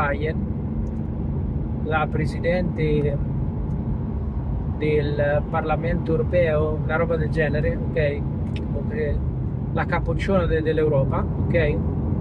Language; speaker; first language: Italian; native; Italian